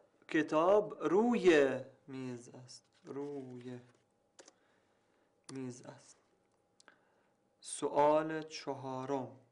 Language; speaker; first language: Persian; non-native, learner; Arabic